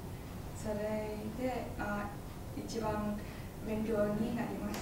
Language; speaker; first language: Japanese; non-native, learner; Vietnamese